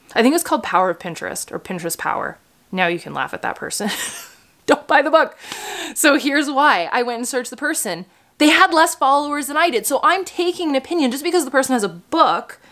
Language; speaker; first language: English; native; English